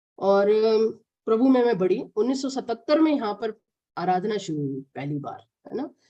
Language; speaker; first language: Hindi; non-native, local second language; Malayalam